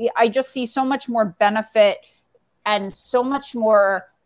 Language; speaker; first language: English; native; English